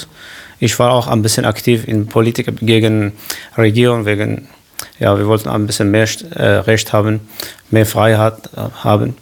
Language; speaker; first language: German; non-native, learner; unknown